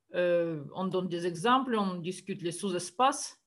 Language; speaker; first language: French; non-native, fluent; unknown